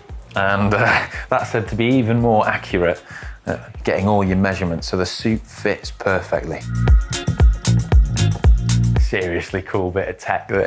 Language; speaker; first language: English; native; English